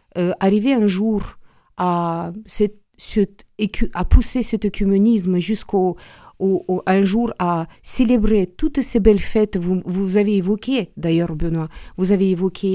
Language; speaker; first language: French; non-native, fluent; Romanian